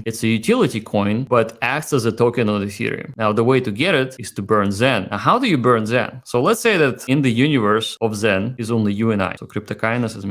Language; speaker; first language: English; native; English